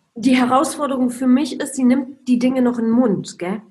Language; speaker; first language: German; non-native, fluent; Polish